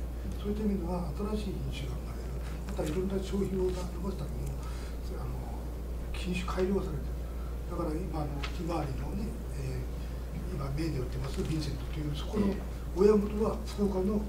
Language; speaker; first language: Japanese; native; Japanese